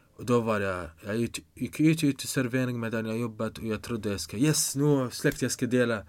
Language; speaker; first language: Swedish; non-native, fluent; Arabic